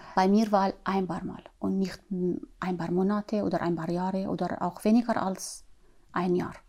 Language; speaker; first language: German; non-native, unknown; Arabic